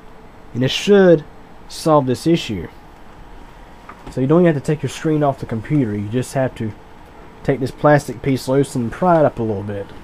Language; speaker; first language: English; native; English